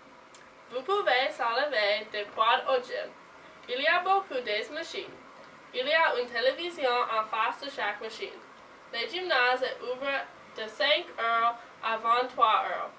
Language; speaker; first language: French; non-native, learner; English